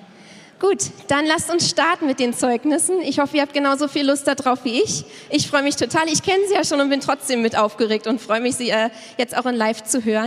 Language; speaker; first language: German; native; German